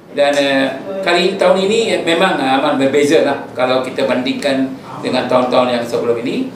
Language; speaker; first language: Malay; native; Malay